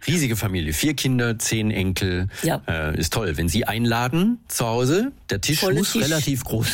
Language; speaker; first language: German; native; German